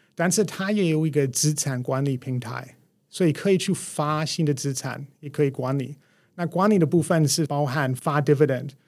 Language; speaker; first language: Chinese; non-native, fluent; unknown